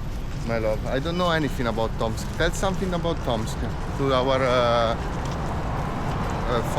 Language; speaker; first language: English; non-native, learner; Italian